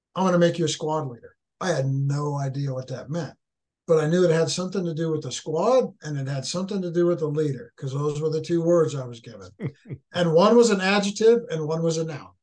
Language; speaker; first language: English; native; English